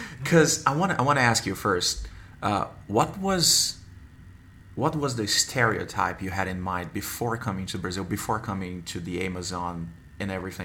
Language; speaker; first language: English; non-native, fluent; Portuguese